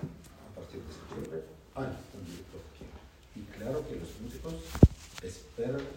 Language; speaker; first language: Spanish; non-native, learner; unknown